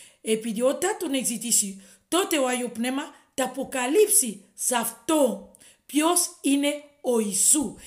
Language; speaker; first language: Greek; non-native, fluent; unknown